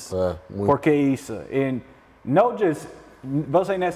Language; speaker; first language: Portuguese; non-native, learner; English